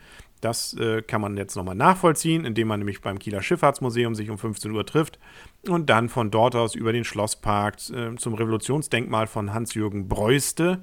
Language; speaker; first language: German; native; German